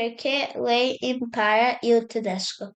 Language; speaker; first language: Italian; non-native, learner; Serbian